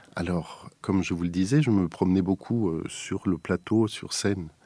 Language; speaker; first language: French; native; French